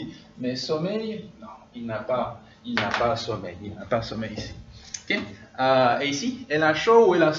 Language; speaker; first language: French; non-native, fluent; English